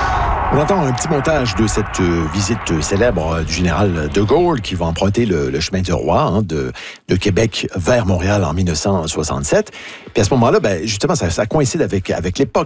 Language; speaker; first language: French; native; French